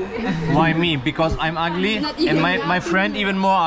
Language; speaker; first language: English; non-native, fluent; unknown